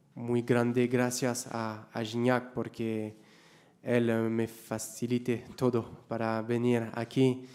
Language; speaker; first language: Spanish; non-native, learner; French